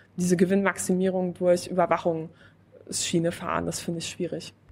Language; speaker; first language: German; non-native, fluent; Polish